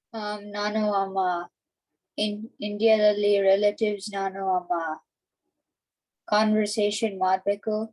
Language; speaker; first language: Kannada; early bilingual, heritage; English